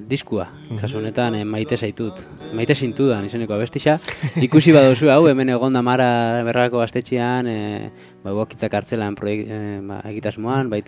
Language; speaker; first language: Basque; native; Basque